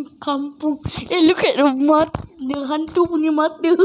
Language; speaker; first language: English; non-native, local second language; Malay